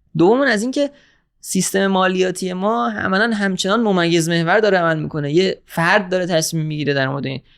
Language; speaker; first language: Persian; native; Persian